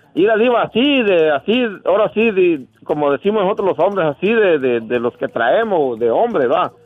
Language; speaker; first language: Spanish; native; Spanish